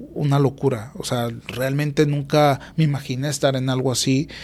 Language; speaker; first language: Spanish; native; Spanish